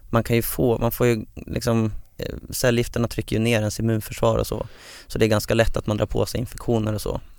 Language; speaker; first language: Swedish; native; Swedish